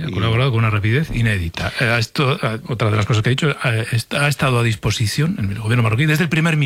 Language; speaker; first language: Spanish; native; Spanish